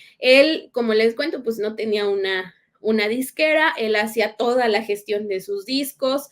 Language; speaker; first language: Spanish; native; Spanish